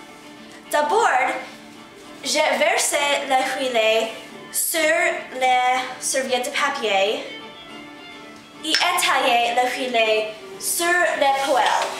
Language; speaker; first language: French; non-native, learner; English